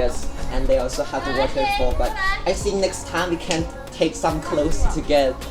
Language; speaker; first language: English; non-native, learner; Chinese